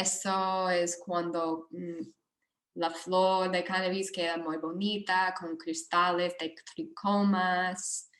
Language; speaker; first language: Spanish; non-native, fluent; English